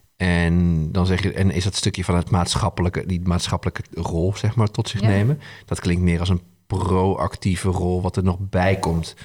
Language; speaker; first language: Dutch; early bilingual, other home language; Arabic